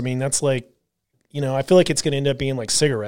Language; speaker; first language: English; native; English